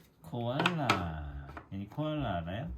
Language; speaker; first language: Korean; native; Korean